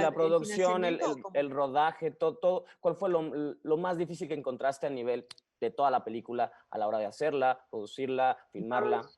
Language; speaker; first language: Spanish; native; Spanish